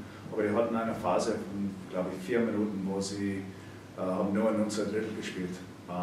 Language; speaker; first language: German; non-native, fluent; English